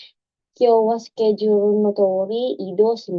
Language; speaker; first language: Japanese; non-native, fluent; Indonesian